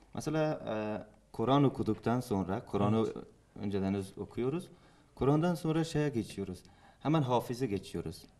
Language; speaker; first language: Turkish; non-native, fluent; Persian